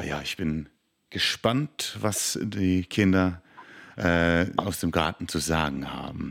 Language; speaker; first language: German; native; German